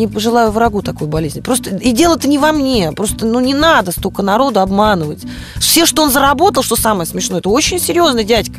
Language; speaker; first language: Russian; native; Russian